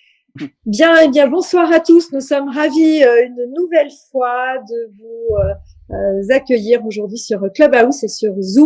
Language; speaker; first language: French; native; French